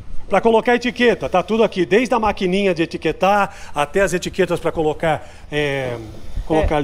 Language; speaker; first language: Portuguese; native; Portuguese